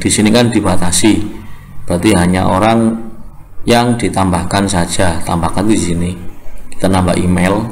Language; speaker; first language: Indonesian; native; Indonesian